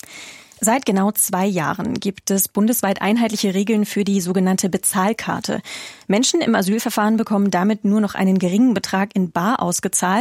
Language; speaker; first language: German; native; German